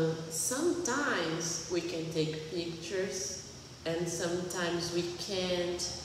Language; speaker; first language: English; non-native, fluent; Portuguese